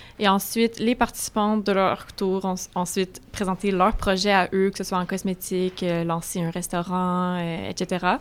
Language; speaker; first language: French; native; French